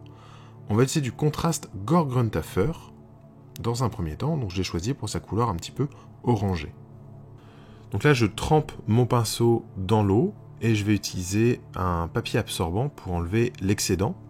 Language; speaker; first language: French; native; French